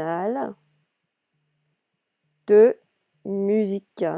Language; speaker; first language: French; non-native, fluent; English